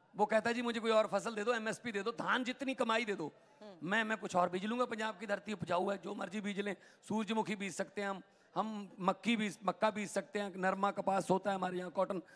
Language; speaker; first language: Hindi; non-native, local second language; Punjabi